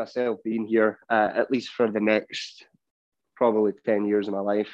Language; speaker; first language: English; native; English